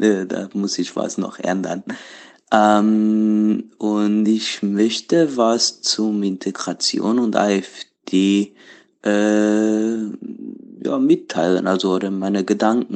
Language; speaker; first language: German; non-native, learner; Portuguese